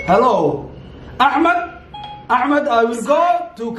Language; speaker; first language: English; non-native, learner; Somali